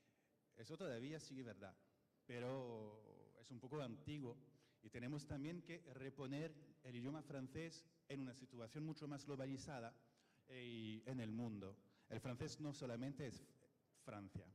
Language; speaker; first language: Spanish; non-native, fluent; French